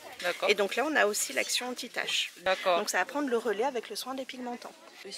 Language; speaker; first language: French; native; French